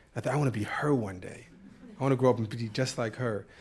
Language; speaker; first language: English; native; English